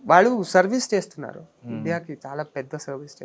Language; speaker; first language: Telugu; non-native, learner; Kannada